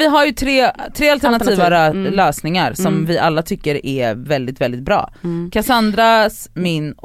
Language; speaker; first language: Swedish; native; Swedish